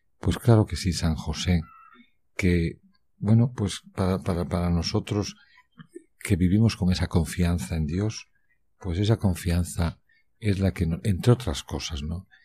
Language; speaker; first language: Spanish; native; Spanish